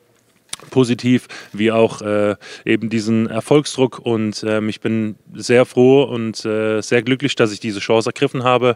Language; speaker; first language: German; native; German